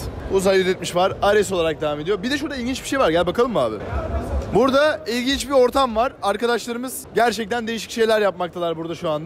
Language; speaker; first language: Turkish; native; Turkish